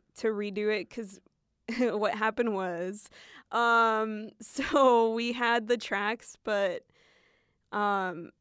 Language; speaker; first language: English; early bilingual, other home language; Spanish